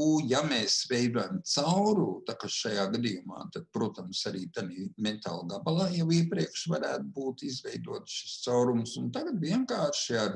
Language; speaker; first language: Latvian; native; Latvian